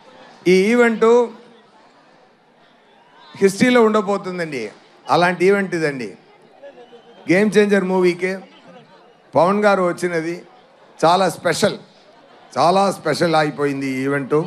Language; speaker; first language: Telugu; non-native, learner; Tamil